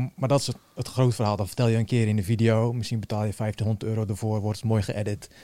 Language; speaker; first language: Dutch; early bilingual, other home language; Bosnian